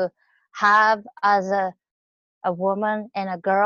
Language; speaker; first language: English; non-native, fluent; Japanese